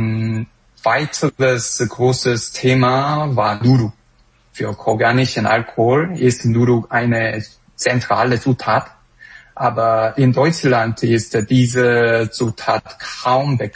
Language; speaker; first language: German; non-native, fluent; Korean